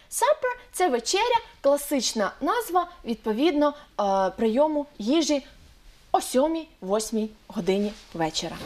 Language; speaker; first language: Ukrainian; native; Ukrainian